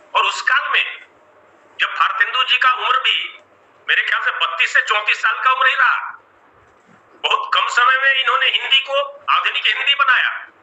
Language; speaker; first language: Hindi; native; Hindi